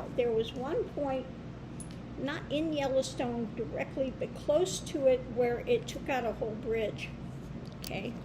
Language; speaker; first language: English; native; English